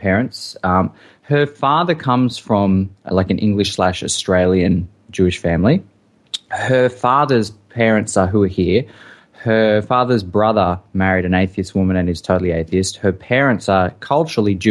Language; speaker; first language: English; native; English